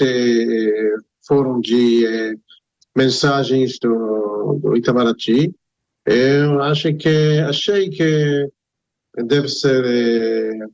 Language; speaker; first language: Portuguese; non-native, fluent; Hebrew